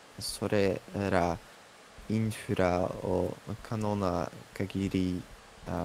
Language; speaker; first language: Japanese; non-native, learner; English